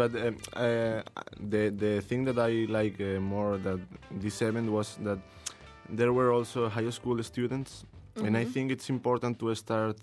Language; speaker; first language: English; non-native, learner; Spanish